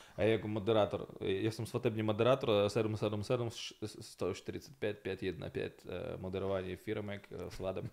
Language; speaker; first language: Czech; non-native, fluent; Russian